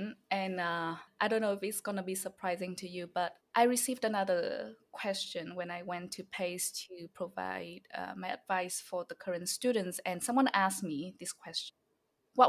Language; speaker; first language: English; non-native, fluent; Vietnamese